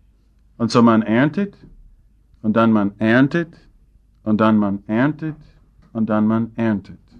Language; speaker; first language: German; non-native, fluent; English